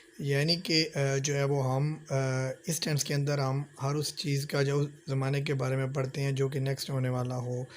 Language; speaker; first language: Urdu; native; Urdu